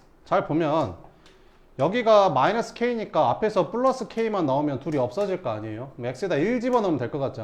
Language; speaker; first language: Korean; native; Korean